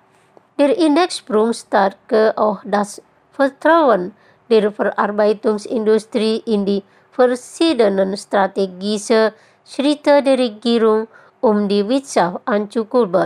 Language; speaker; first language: German; non-native, fluent; Indonesian